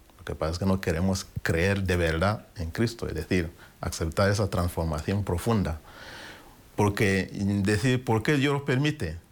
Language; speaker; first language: Spanish; non-native, fluent; Kinyarwanda